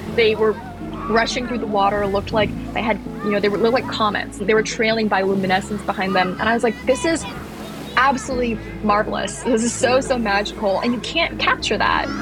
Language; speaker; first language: English; early bilingual, other home language; Thai